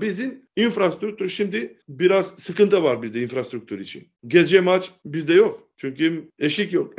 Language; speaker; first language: Turkish; non-native, learner; Macedonian